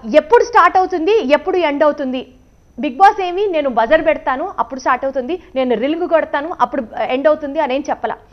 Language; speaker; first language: Telugu; native; Telugu